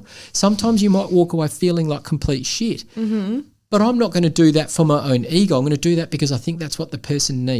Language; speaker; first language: English; native; English